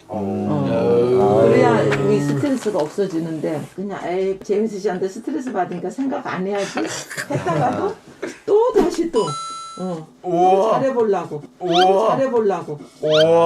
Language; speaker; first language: Korean; native; Korean